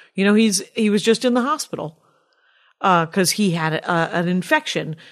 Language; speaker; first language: English; native; English